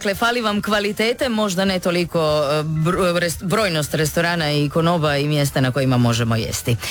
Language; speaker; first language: Serbian; native; Serbian